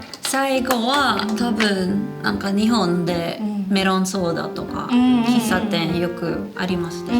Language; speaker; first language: Japanese; non-native, fluent; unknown